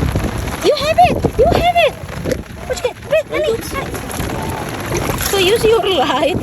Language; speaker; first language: English; non-native, learner; Indonesian